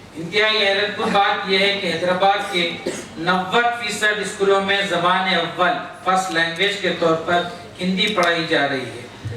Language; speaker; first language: Urdu; native; Urdu